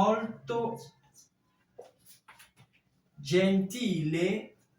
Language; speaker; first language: Italian; non-native, fluent; French